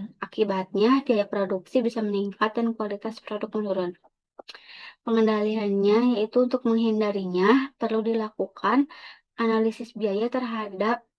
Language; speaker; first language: Indonesian; native; Indonesian